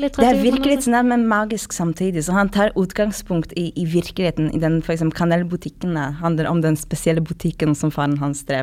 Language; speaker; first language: Norwegian; non-native, fluent; Polish